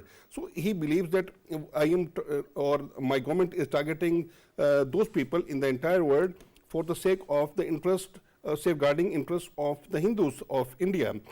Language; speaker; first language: English; non-native, local second language; Urdu